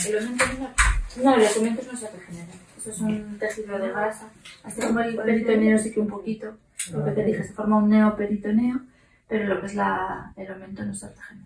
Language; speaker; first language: Spanish; native; Spanish